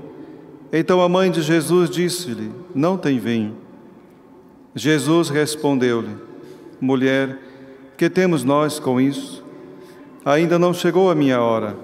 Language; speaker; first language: Portuguese; native; Portuguese